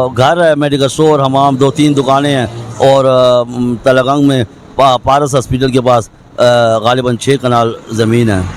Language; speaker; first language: Urdu; non-native, local second language; Pashto